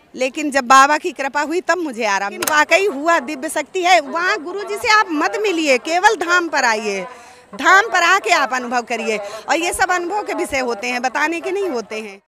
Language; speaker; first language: Hindi; native; Hindi